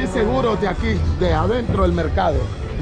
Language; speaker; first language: Spanish; native; Spanish